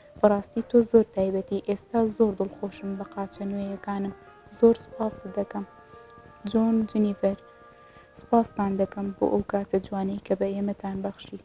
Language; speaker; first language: Central Kurdish; native; Central Kurdish